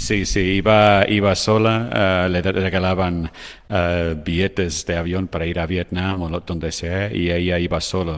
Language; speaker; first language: Spanish; non-native, fluent; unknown